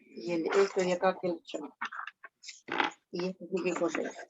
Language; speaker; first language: Spanish; native; Spanish